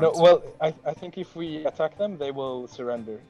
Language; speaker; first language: English; non-native, learner; Russian